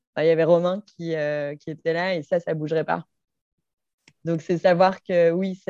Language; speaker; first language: French; native; French